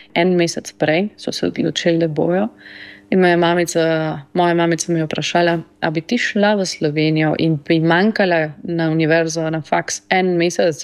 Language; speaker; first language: Slovenian; early bilingual, heritage; Slovenian